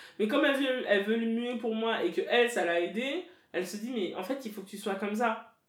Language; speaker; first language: French; native; French